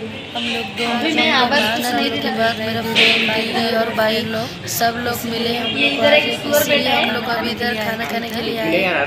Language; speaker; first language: Hindi; non-native, local second language; Odia